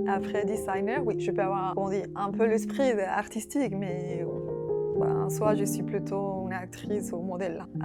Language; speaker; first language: French; non-native, fluent; Spanish